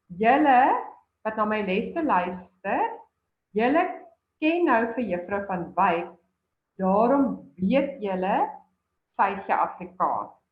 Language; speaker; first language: Afrikaans; native; Afrikaans